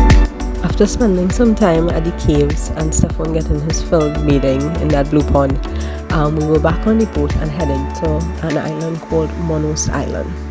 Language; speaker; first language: English; native; English